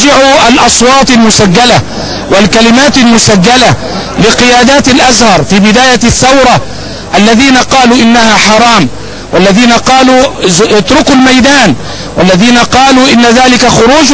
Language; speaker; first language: Arabic; native; Arabic